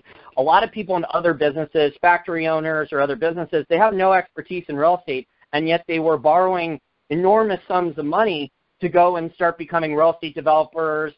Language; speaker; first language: English; native; English